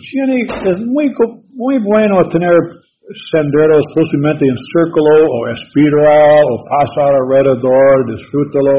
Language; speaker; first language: Spanish; non-native, learner; English